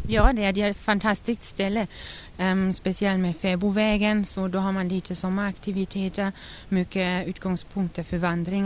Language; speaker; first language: Swedish; non-native, fluent; German